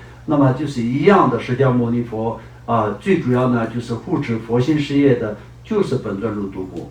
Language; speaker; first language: Chinese; non-native, local second language; Tibetan